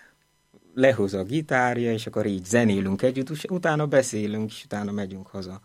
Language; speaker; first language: Hungarian; non-native, fluent; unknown